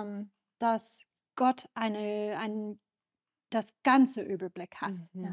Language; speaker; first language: German; non-native, learner; English